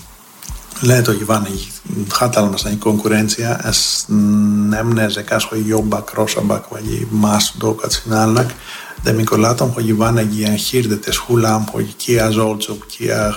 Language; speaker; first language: Hungarian; non-native, learner; Greek